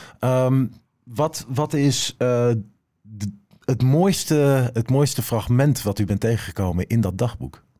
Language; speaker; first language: Dutch; native; Dutch